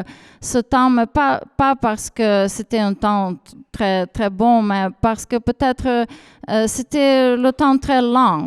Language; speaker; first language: French; non-native, fluent; Ukrainian